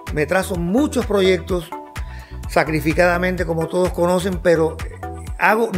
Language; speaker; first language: Spanish; native; Spanish